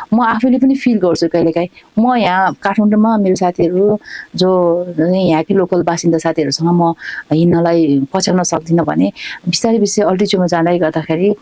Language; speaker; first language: Nepali; non-native, local second language; Sherpa